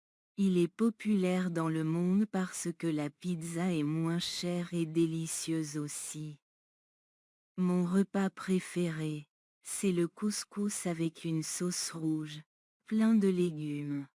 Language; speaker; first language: French; non-native, learner; Bangla